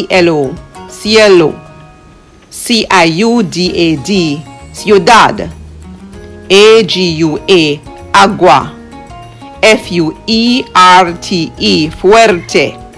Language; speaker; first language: Spanish; non-native, learner; English